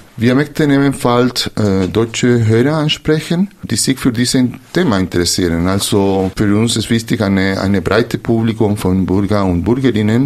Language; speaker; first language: German; non-native, fluent; Spanish